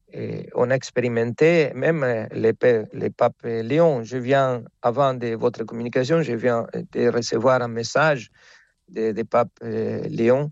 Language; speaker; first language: French; non-native, fluent; Spanish